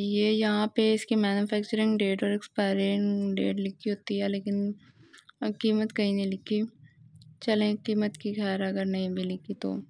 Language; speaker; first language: Urdu; non-native, local second language; Pashto